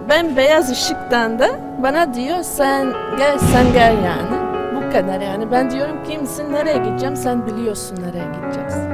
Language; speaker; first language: Turkish; non-native, learner; Latvian